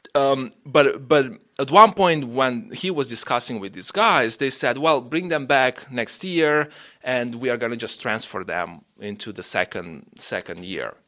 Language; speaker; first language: English; non-native, fluent; Romanian